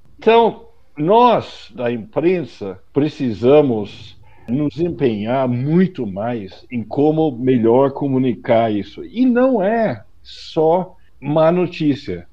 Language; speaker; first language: Portuguese; non-native, fluent; English